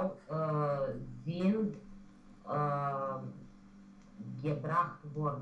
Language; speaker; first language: German; non-native, learner; Romanian